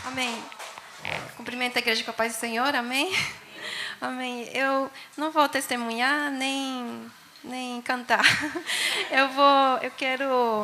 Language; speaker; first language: Portuguese; non-native, learner; Spanish